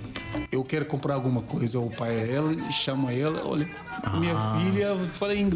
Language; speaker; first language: Portuguese; non-native, learner; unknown